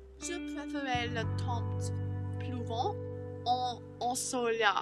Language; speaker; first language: French; non-native, learner; English